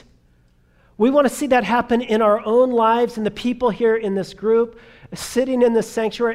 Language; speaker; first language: English; native; English